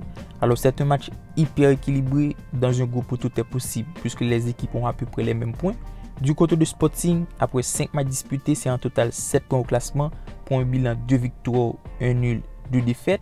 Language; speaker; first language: French; native; French